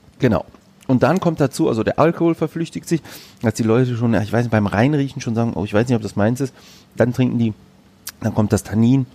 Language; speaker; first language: German; early bilingual, other home language; Greek